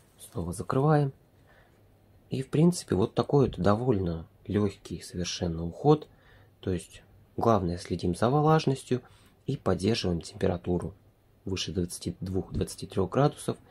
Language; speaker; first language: Russian; native; Russian